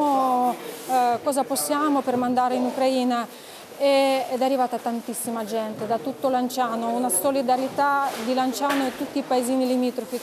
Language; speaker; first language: Italian; non-native, fluent; Ukrainian